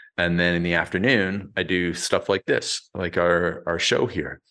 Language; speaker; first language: English; native; English